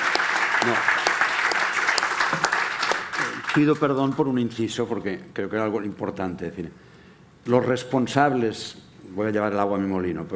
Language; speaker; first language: Spanish; native; Spanish